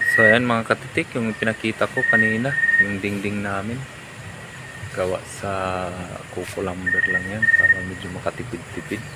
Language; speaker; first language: Filipino; non-native, local second language; Waray